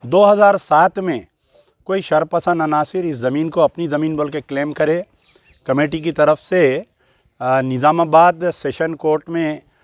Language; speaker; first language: Hindi; non-native, local second language; Urdu